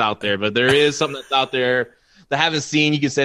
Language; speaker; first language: English; native; English